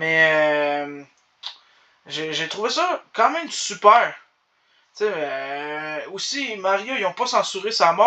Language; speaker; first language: French; native; French